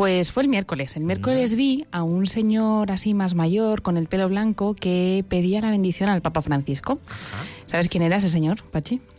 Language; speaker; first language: Spanish; native; Spanish